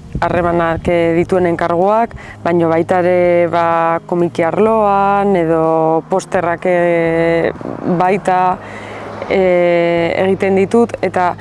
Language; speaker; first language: Basque; non-native, local second language; Spanish